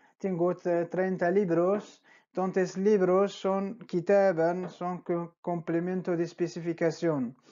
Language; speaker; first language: Spanish; non-native, fluent; Arabic